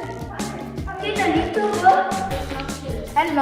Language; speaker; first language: English; non-native, learner; Korean